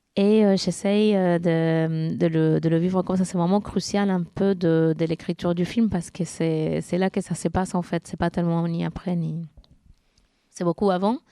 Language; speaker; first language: French; non-native, fluent; Spanish